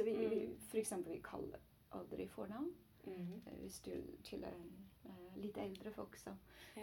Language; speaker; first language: Norwegian; non-native, learner; Chinese